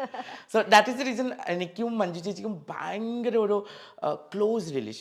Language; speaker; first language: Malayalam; non-native, fluent; Assamese